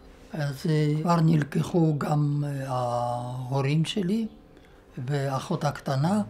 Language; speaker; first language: Hebrew; non-native, fluent; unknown